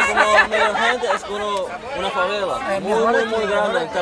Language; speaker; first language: Spanish; non-native, learner; Czech